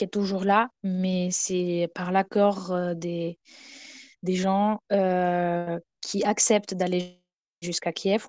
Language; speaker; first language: French; non-native, fluent; Ukrainian